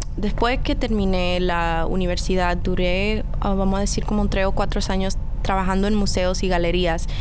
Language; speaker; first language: Spanish; early bilingual, heritage; Spanish